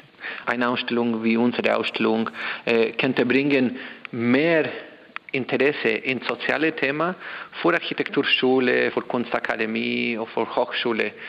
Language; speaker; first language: German; non-native, learner; Spanish